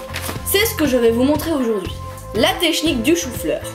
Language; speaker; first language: French; native; French